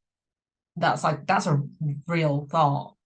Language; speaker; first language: English; native; English